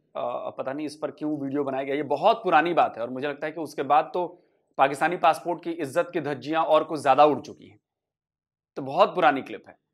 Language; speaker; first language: Hindi; native; Hindi